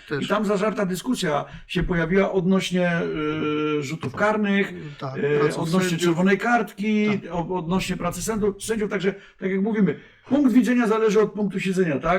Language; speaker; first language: Polish; native; Polish